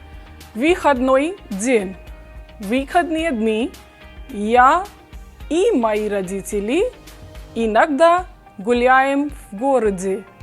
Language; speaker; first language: Russian; non-native, fluent; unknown